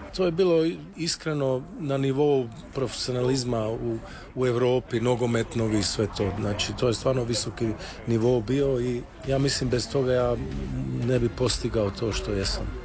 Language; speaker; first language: Croatian; early bilingual, heritage; Croatian